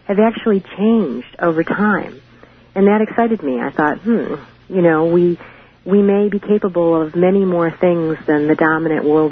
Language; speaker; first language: English; native; English